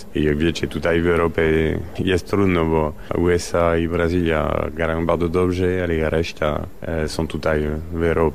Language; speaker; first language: Polish; non-native, learner; French